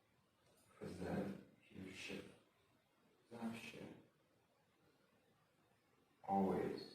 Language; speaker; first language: Polish; non-native, learner; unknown